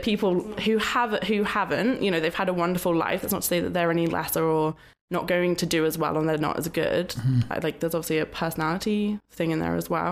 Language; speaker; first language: English; native; English